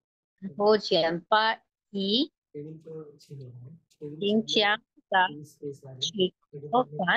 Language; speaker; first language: Chinese; non-native, learner; Bangla